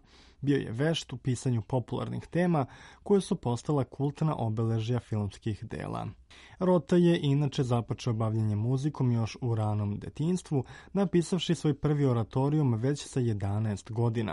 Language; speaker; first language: Croatian; native; Croatian